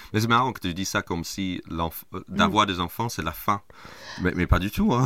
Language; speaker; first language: French; non-native, fluent; English